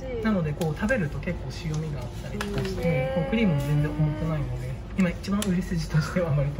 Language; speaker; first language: Japanese; native; Japanese